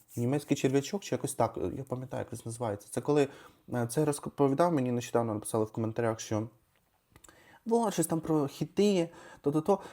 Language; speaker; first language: Ukrainian; non-native, local second language; Russian